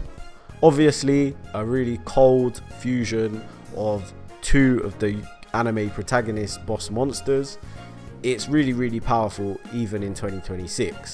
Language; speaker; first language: English; native; English